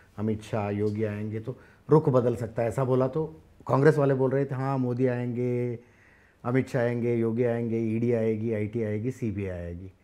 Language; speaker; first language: Hindi; non-native, local second language; Kannada